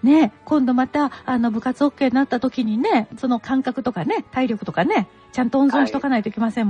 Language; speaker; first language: Japanese; native; Japanese